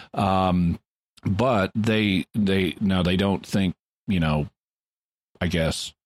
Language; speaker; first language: English; native; English